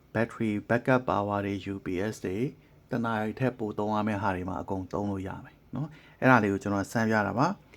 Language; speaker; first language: Burmese; native; Burmese